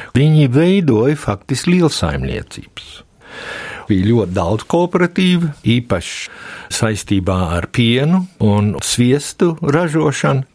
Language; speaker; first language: Latvian; early bilingual, heritage; Latvian